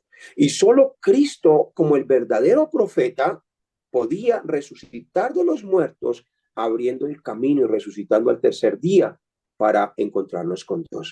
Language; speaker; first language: Spanish; native; Spanish